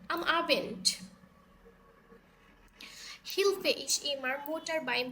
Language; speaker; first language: German; non-native, learner; Bangla